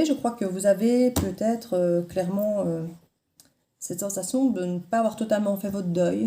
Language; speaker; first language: French; native; French